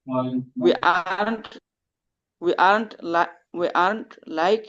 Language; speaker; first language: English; non-native, learner; Bangla